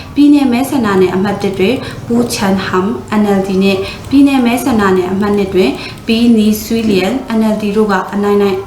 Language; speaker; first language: Burmese; non-native, local second language; Hakha Chin